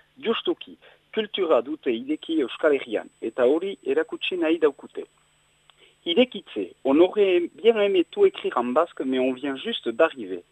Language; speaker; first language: Basque; native; Basque